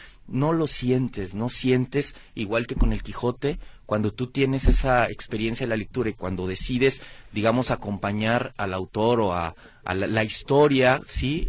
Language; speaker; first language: Spanish; native; Spanish